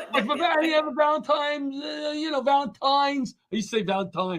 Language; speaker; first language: English; native; English